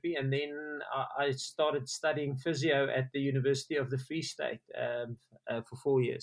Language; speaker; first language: English; non-native, local second language; Afrikaans